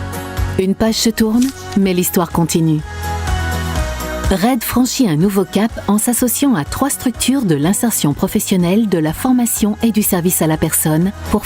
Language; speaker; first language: French; native; French